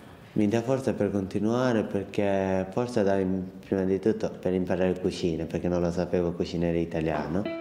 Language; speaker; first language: Italian; non-native, learner; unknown